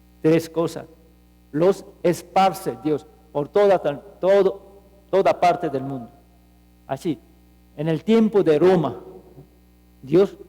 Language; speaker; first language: Spanish; non-native, fluent; Korean